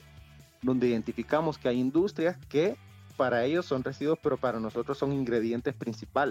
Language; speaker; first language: Spanish; native; Spanish